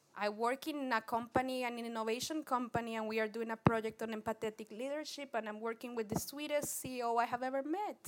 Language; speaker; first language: English; non-native, fluent; Spanish